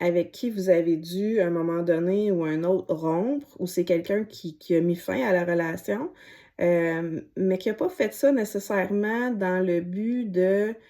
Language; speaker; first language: French; native; French